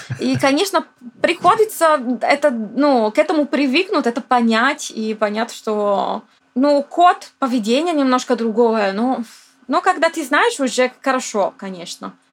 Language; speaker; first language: Russian; non-native, fluent; Italian